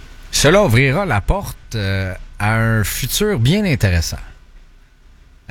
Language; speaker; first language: French; native; French